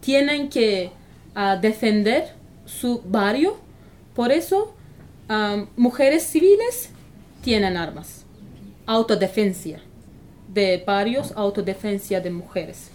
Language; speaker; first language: Spanish; non-native, learner; Kurdish